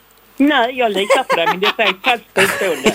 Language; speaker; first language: Swedish; native; Swedish